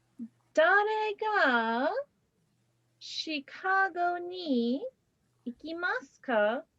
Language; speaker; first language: Japanese; non-native, fluent; English